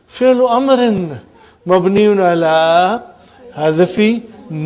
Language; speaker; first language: Arabic; non-native, fluent; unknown